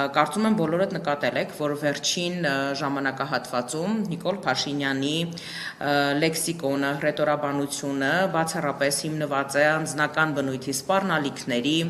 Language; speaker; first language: Armenian; native; Armenian